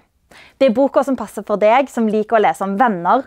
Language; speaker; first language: Norwegian; native; Norwegian